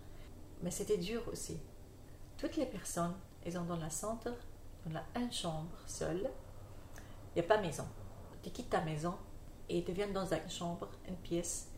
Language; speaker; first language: French; non-native, learner; Arabic